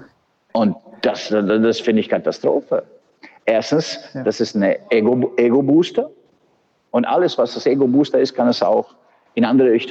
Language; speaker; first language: German; non-native, fluent; Bosnian